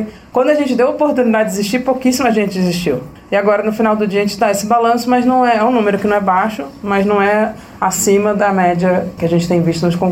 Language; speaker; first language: Portuguese; native; Portuguese